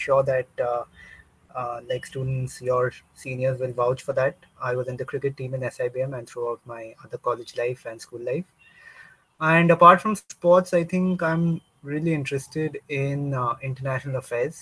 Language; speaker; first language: English; non-native, local second language; Bangla